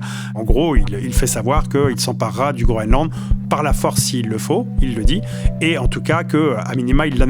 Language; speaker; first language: French; native; French